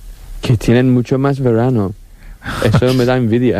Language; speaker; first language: Spanish; non-native, fluent; English